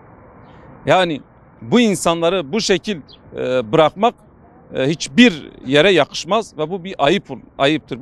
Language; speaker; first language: Turkish; non-native, local second language; Kurdish